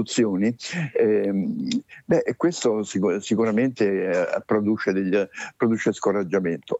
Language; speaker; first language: Italian; native; Italian